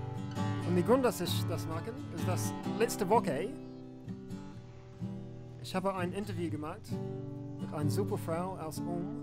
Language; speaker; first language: German; non-native, learner; English